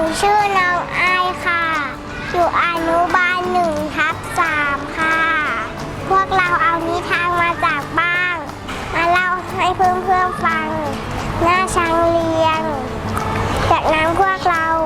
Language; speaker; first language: Thai; native; Thai